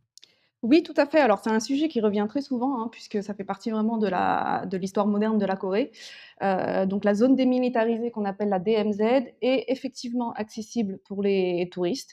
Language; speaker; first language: French; early bilingual, other home language; Korean